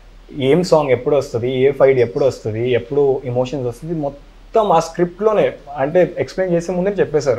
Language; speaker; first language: Telugu; non-native, local second language; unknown